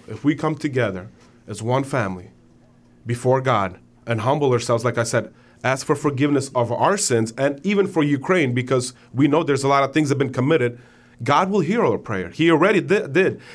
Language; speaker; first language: English; non-native, fluent; Ukrainian